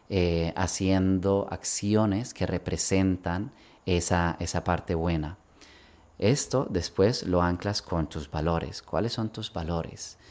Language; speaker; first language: Spanish; early bilingual, other home language; Swedish